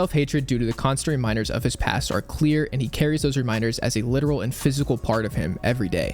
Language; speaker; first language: English; native; English